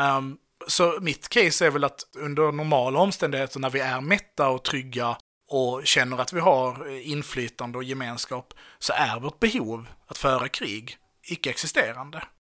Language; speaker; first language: Swedish; native; Swedish